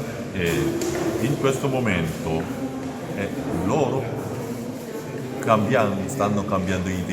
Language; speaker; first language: Italian; non-native, learner; Korean